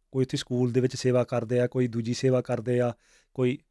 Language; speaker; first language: Punjabi; early bilingual, heritage; Punjabi